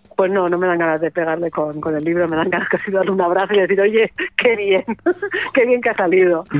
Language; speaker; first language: Spanish; native; Spanish